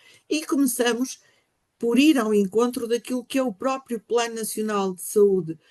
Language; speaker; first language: Portuguese; native; Portuguese